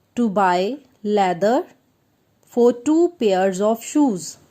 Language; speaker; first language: English; non-native, local second language; Punjabi